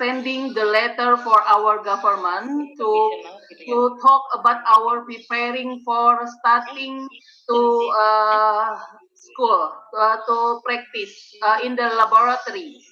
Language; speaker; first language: English; non-native, learner; Indonesian